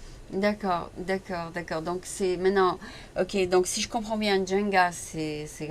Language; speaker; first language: French; native; French